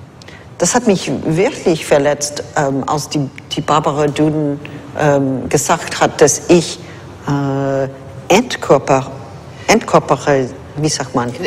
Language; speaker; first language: German; non-native, fluent; English